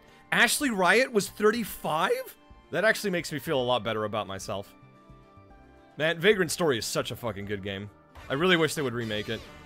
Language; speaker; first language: English; early bilingual, other home language; Spanish